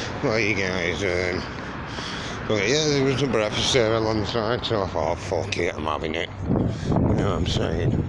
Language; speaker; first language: English; native; English